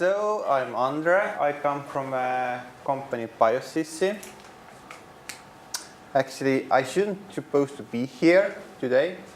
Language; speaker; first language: English; non-native, fluent; Estonian